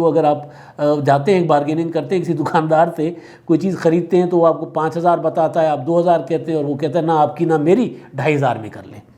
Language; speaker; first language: Urdu; non-native, local second language; Sindhi